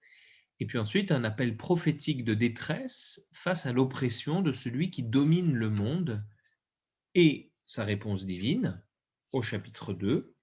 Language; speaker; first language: French; native; French